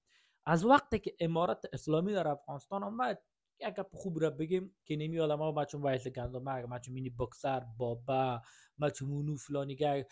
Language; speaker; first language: Persian; native; Persian